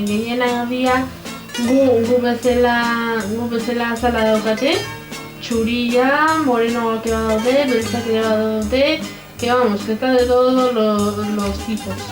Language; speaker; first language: Basque; non-native, local second language; Spanish